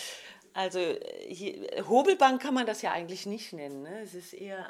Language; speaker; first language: German; native; German